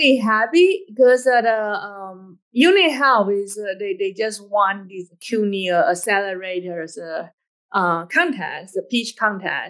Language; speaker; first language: English; non-native, fluent; Chinese